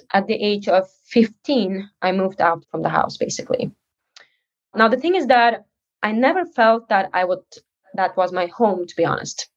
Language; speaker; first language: English; early bilingual, other home language; Uzbek